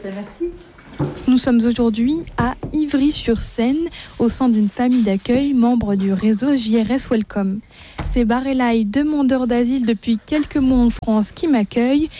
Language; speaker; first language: French; native; French